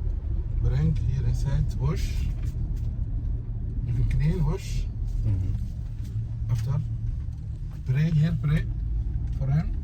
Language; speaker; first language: English; non-native, learner; Arabic